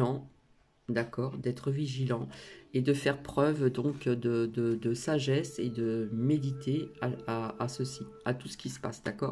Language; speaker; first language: French; native; French